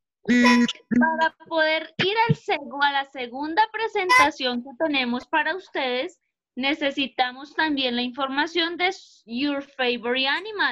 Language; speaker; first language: Spanish; native; Spanish